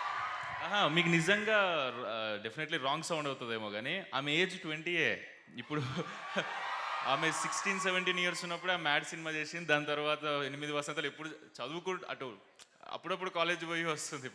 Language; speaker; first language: Telugu; native; Telugu